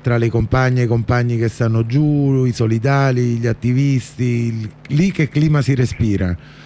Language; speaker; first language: Italian; native; Italian